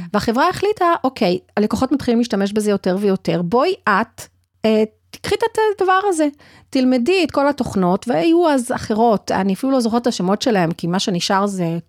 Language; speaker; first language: Hebrew; early bilingual, other home language; English